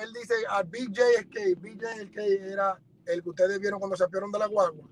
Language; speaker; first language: Spanish; early bilingual, heritage; Spanish